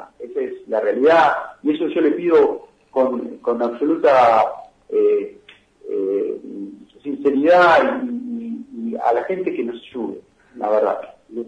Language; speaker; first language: Spanish; native; Spanish